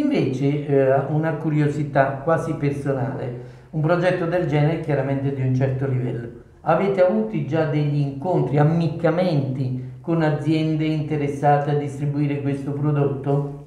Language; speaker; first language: Italian; native; Italian